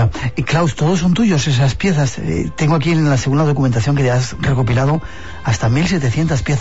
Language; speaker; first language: Spanish; native; Spanish